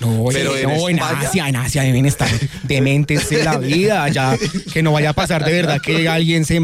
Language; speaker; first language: Spanish; native; Spanish